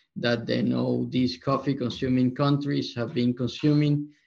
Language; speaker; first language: English; non-native, fluent; Spanish